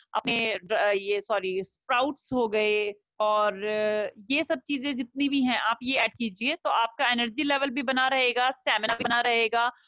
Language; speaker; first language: Hindi; native; Hindi